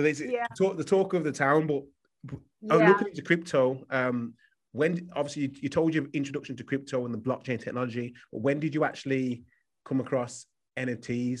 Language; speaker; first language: English; native; English